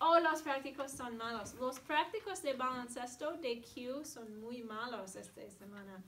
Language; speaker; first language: Spanish; non-native, fluent; English